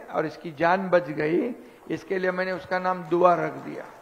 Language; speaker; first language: Hindi; non-native, local second language; Marathi